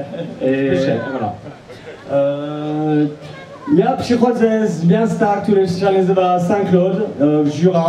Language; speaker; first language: Polish; non-native, learner; French